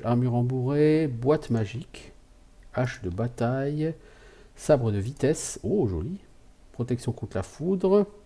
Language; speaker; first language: French; native; French